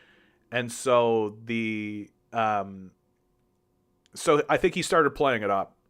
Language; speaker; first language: English; native; English